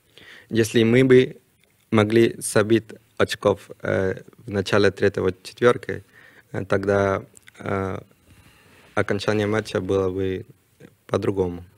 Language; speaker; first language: Russian; non-native, learner; Spanish